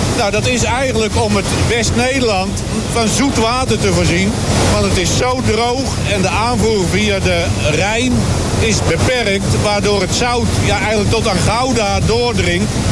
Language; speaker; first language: Dutch; native; Dutch